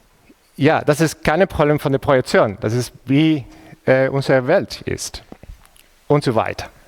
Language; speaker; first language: German; non-native, fluent; Spanish